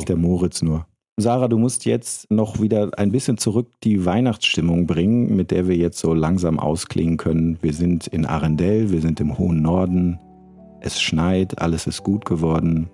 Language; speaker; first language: German; native; German